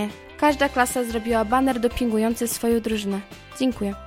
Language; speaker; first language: Polish; native; Polish